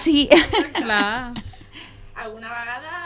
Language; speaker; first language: Catalan; non-native, learner; Spanish